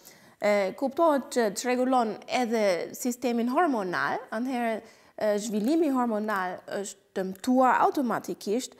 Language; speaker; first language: Albanian; non-native, fluent; German